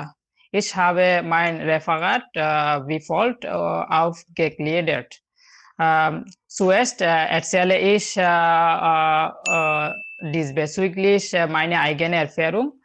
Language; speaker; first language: German; non-native, learner; Bangla